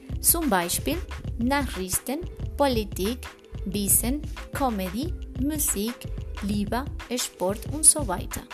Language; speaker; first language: German; non-native, fluent; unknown